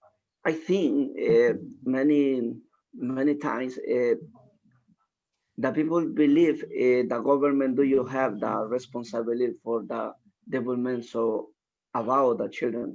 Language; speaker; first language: English; non-native, learner; Spanish